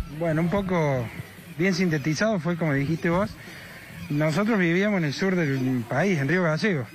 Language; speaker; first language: Spanish; native; Spanish